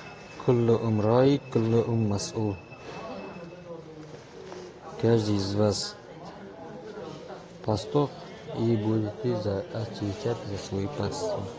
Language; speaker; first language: Russian; non-native, learner; Tajik